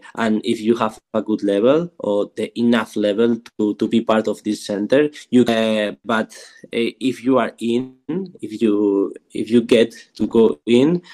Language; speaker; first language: English; non-native, learner; Spanish